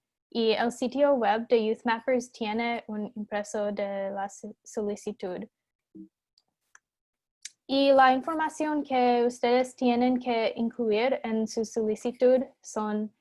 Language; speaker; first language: Spanish; non-native, fluent; English